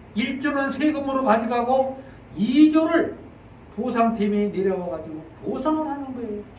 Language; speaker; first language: Korean; native; Korean